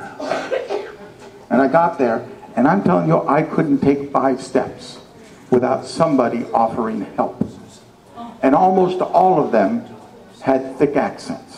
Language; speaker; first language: English; native; English